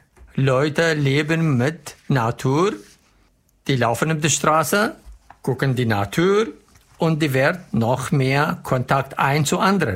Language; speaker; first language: German; non-native, learner; Arabic